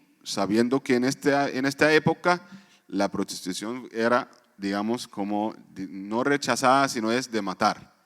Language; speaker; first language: Spanish; non-native, fluent; Arabic